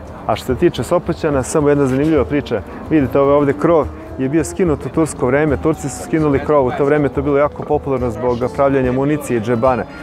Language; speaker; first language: Serbian; native; Serbian